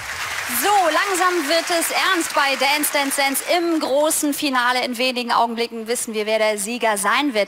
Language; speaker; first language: German; native; German